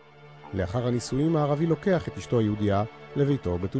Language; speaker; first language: Hebrew; native; Hebrew